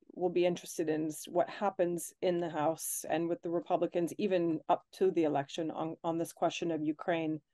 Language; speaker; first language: English; native; English